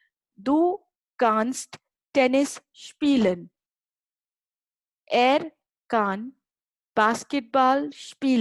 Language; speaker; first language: German; non-native, fluent; Hindi